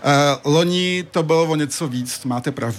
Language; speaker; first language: Czech; early bilingual, heritage; French